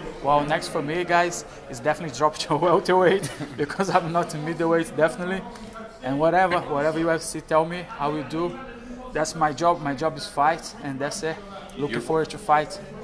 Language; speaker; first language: English; non-native, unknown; Portuguese